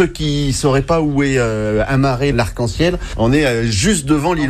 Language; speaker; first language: French; native; French